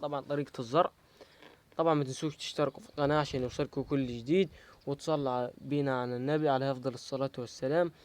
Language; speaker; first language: Arabic; native; Arabic